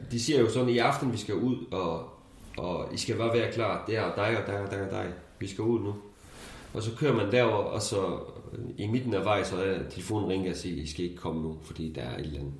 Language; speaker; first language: Danish; non-native, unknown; Kurdish